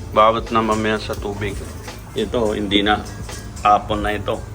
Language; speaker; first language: Filipino; non-native, learner; Punjabi